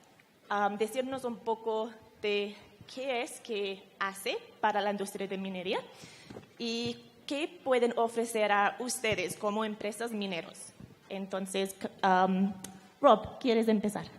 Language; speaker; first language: Spanish; non-native, fluent; English